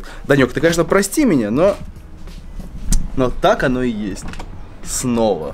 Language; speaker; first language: Russian; native; Russian